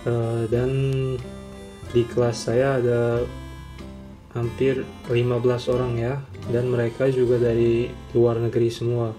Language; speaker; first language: Indonesian; non-native, fluent; Turkmen